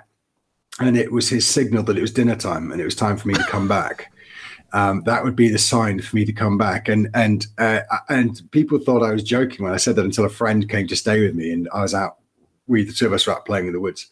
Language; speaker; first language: English; native; English